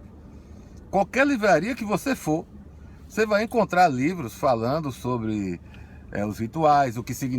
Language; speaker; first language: Portuguese; native; Portuguese